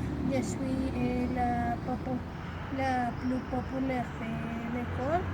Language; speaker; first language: French; non-native, learner; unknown